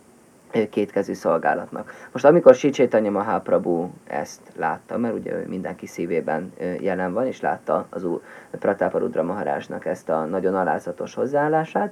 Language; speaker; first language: Hungarian; native; Hungarian